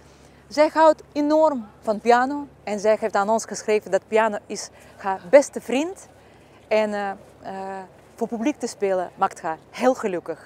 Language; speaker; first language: Dutch; non-native, fluent; Russian